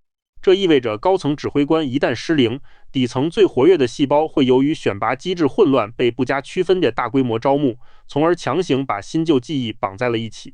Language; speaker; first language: Chinese; native; Chinese